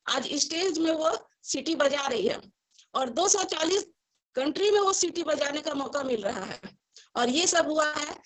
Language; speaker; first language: Hindi; native; Hindi